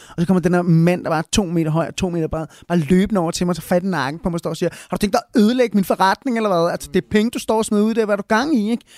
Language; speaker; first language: Danish; early bilingual, other home language; Spanish